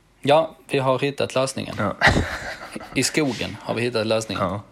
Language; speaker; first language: Swedish; native; Swedish